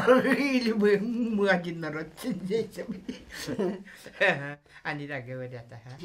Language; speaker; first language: Russian; non-native, local second language; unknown